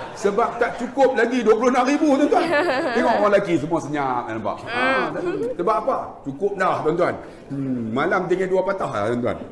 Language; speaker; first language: Malay; native; Malay